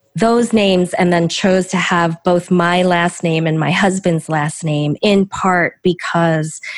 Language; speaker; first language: English; early bilingual, other home language; Korean